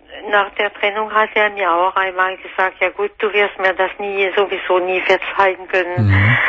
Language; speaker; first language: German; non-native, fluent; French